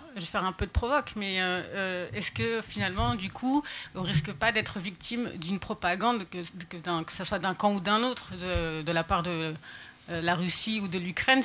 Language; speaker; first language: French; native; French